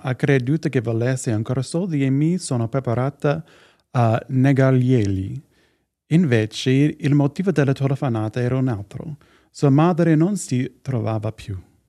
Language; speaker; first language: Italian; non-native, learner; English